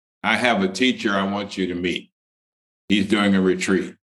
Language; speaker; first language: English; native; English